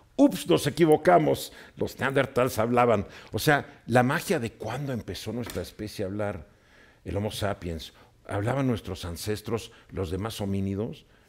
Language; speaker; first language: Spanish; native; Spanish